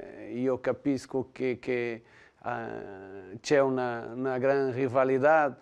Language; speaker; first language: Italian; non-native, learner; Portuguese